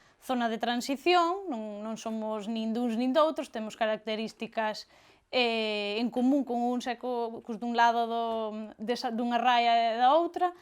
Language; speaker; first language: Galician; native; Galician